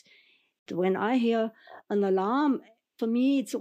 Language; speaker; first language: English; non-native, fluent; German